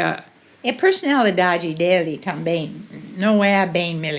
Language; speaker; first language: Portuguese; non-native, fluent; English